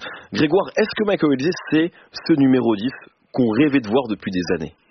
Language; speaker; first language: French; native; French